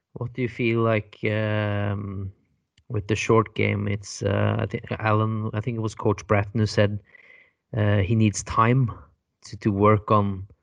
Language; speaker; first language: English; non-native, fluent; Norwegian